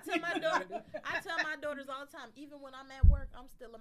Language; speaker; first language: English; native; English